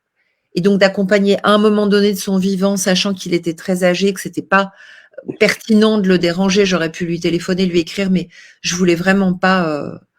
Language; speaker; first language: French; native; French